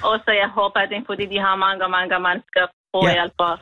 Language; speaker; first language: Norwegian; non-native, learner; Kurdish